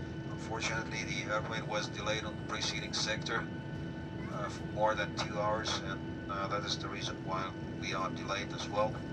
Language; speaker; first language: English; non-native, fluent; Czech